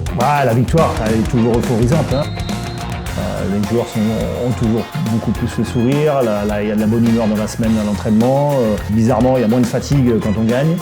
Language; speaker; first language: French; native; French